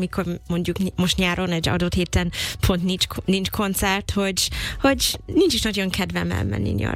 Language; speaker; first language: Hungarian; non-native, fluent; English